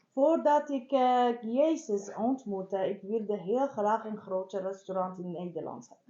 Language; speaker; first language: Dutch; non-native, learner; Persian